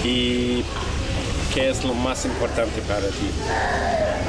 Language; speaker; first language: Spanish; non-native, learner; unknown